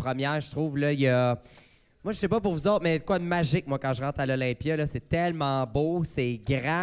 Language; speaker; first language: French; native; French